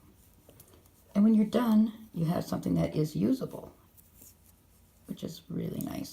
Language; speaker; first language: English; native; English